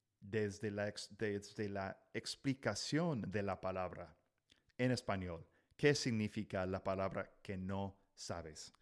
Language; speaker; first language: Spanish; non-native, fluent; English